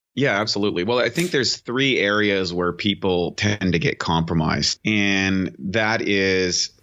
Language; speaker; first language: English; native; English